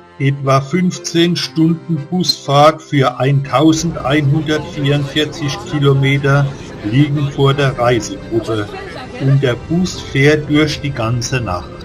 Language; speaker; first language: German; native; German